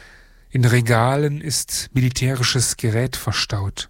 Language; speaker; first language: German; native; German